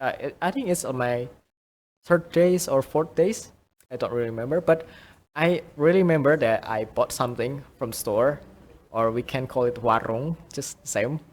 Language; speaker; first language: English; non-native, fluent; Indonesian